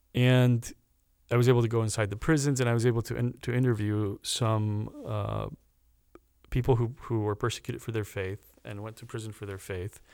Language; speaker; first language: English; early bilingual, other home language; Romanian